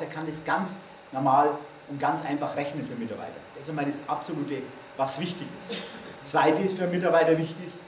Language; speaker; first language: German; native; German